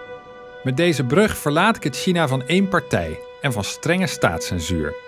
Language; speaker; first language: Dutch; native; Dutch